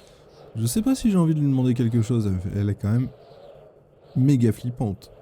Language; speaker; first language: French; native; French